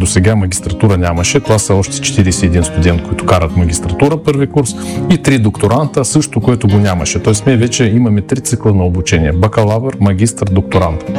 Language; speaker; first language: Bulgarian; native; Bulgarian